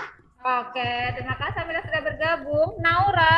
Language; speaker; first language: Indonesian; native; Indonesian